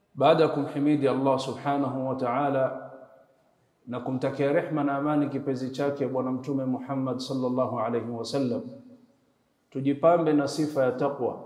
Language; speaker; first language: Arabic; non-native, fluent; Swahili